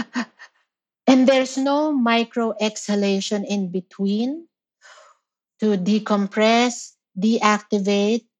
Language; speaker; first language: English; non-native, local second language; Filipino